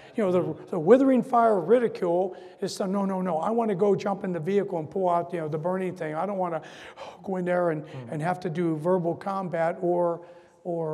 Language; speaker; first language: English; native; English